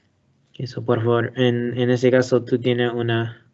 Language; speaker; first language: Spanish; non-native, learner; English